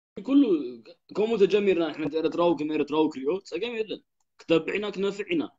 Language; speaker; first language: Tigrinya; early bilingual, heritage; Tigrinya